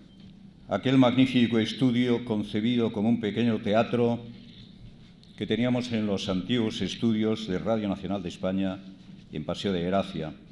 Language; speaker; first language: Spanish; native; Spanish